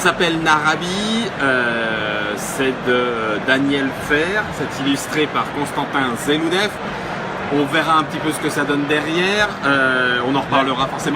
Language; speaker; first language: French; native; French